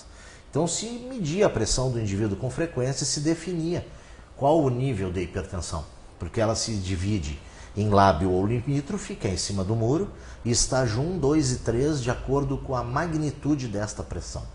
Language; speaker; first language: Portuguese; native; Portuguese